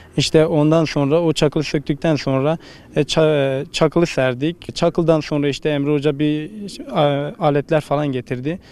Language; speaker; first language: Turkish; native; Turkish